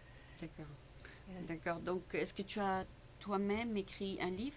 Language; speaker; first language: French; native; French